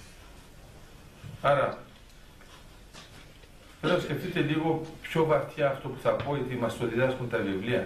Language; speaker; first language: Greek; early bilingual, heritage; Greek